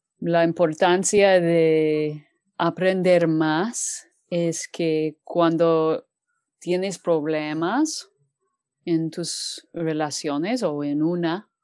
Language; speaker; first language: Spanish; non-native, fluent; English